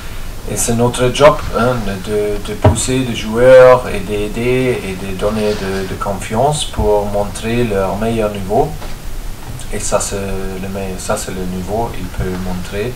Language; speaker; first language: French; non-native, fluent; German